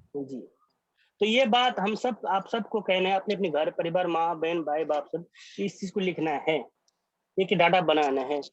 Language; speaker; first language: Hindi; non-native, local second language; Maithili